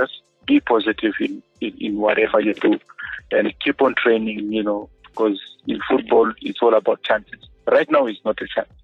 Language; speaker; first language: English; non-native, local second language; Shona